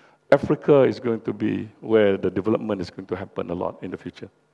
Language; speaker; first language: English; non-native, local second language; Malay